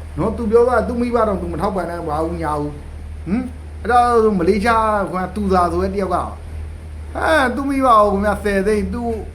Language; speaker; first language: Burmese; native; Burmese